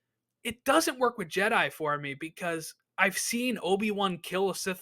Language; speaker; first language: English; native; English